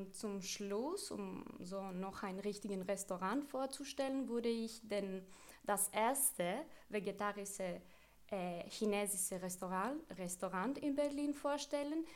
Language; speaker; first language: German; non-native, fluent; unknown